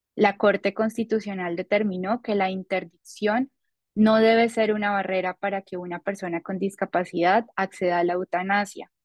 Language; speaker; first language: Spanish; native; Spanish